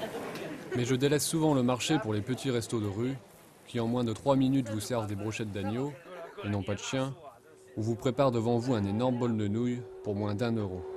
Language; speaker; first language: French; native; French